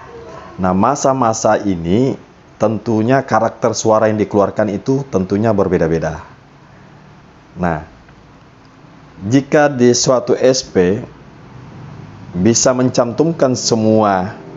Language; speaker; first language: Indonesian; native; Indonesian